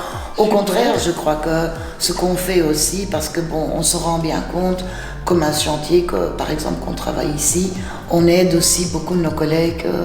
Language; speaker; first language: French; non-native, fluent; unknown